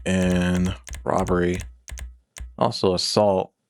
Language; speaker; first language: English; native; English